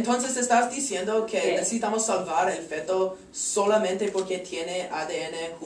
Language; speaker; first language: Spanish; non-native, learner; English